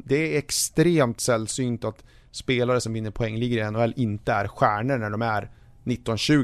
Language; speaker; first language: Swedish; native; Swedish